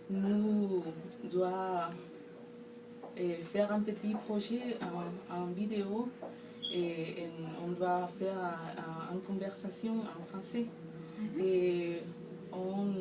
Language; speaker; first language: French; non-native, fluent; Spanish